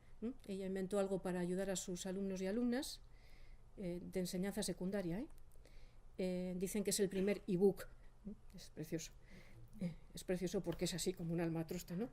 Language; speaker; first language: Spanish; native; Spanish